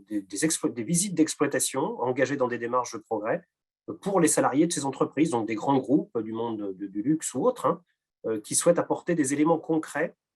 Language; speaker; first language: French; native; French